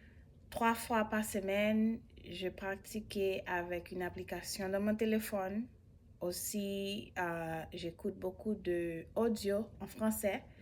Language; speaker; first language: French; non-native, learner; English